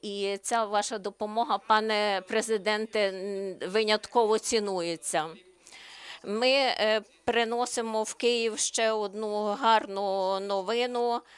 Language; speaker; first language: Ukrainian; non-native, learner; Slovenian